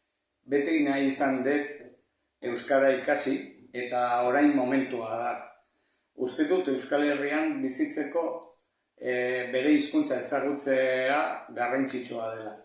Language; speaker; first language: Basque; non-native, learner; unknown